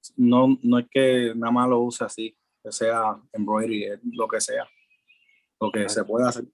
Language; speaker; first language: Spanish; early bilingual, heritage; Spanish